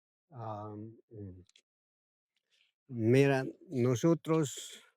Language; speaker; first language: Spanish; non-native, local second language; Quechua